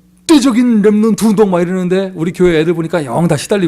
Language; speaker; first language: Korean; native; Korean